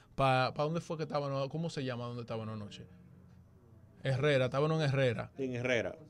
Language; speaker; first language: Spanish; early bilingual, heritage; Spanish